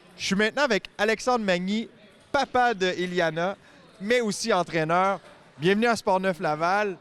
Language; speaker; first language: French; native; French